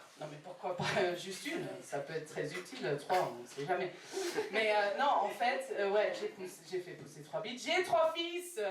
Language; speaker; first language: French; non-native, fluent; English